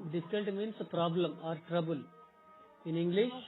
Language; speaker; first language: English; non-native, local second language; Telugu